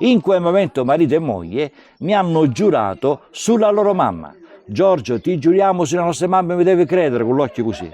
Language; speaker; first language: Italian; native; Italian